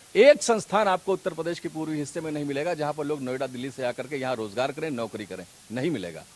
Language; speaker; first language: Hindi; native; Hindi